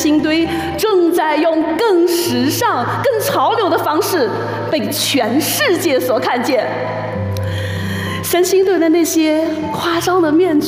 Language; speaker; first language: Chinese; native; Chinese